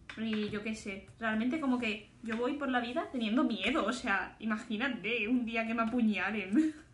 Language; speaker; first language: Spanish; native; Spanish